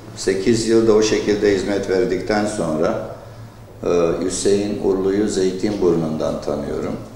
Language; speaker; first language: Turkish; early bilingual, heritage; Turkish